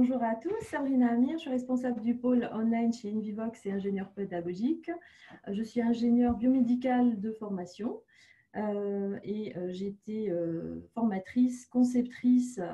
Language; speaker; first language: French; native; French